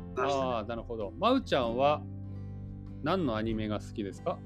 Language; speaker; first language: Japanese; native; Japanese